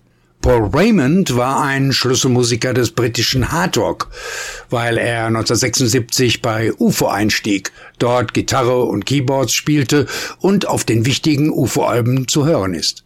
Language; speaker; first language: German; native; German